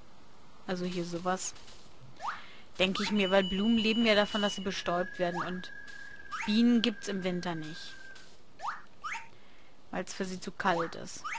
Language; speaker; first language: German; native; German